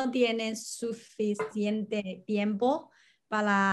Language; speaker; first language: Spanish; non-native, learner; Chinese